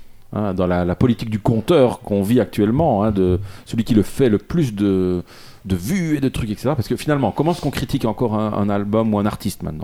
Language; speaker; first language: French; native; French